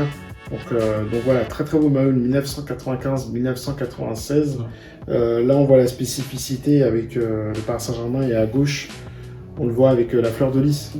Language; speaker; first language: French; native; French